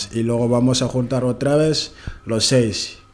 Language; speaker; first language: Spanish; non-native, learner; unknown